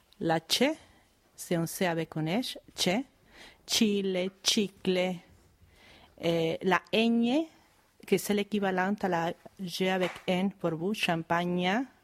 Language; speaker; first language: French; non-native, fluent; Spanish